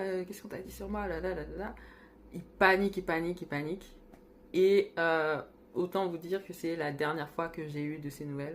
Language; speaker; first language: French; native; French